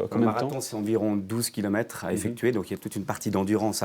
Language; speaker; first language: French; native; French